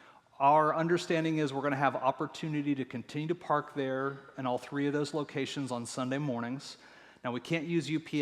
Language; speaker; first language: English; native; English